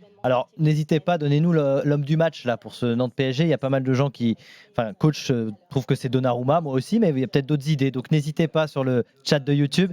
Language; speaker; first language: French; native; French